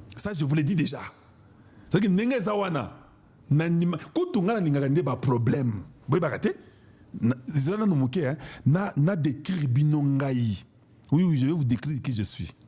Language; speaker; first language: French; non-native, local second language; Lingala